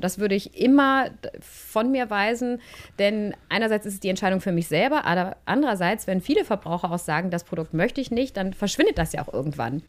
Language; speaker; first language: German; native; German